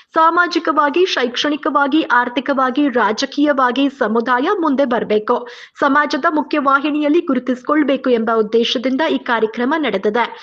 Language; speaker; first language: Kannada; native; Kannada